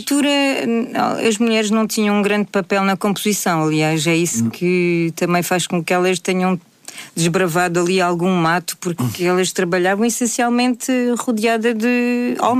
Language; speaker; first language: Portuguese; native; Portuguese